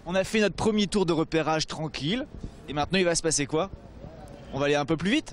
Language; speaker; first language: French; native; French